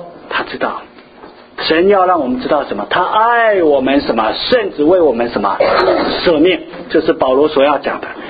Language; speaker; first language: Chinese; native; Chinese